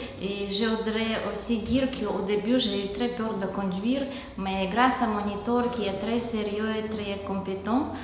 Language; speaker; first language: French; non-native, fluent; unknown